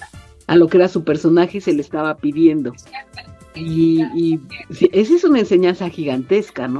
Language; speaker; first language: Spanish; native; Spanish